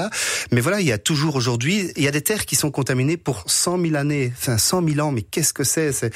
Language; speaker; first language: French; native; French